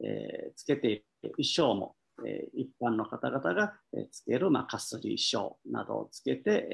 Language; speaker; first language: Japanese; native; Japanese